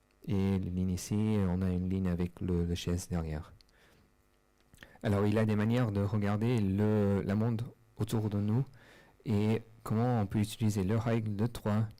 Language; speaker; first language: French; non-native, fluent; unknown